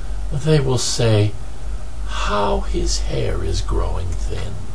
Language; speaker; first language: English; native; English